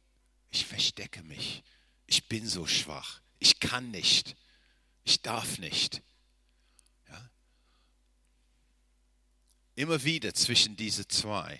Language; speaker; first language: German; non-native, fluent; English